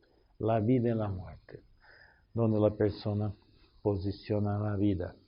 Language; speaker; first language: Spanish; non-native, learner; Portuguese